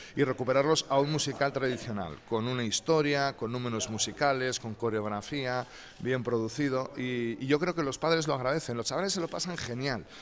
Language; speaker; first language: Spanish; native; Spanish